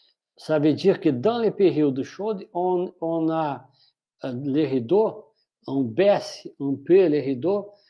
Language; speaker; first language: French; non-native, fluent; Portuguese